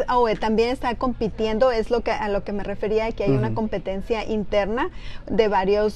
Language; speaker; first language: Spanish; native; Spanish